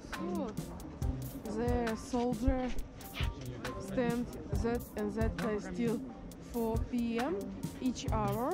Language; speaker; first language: English; non-native, learner; Russian